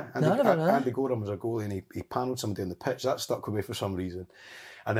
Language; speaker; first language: English; native; English